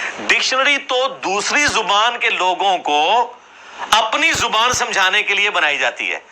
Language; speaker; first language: Urdu; non-native, local second language; Punjabi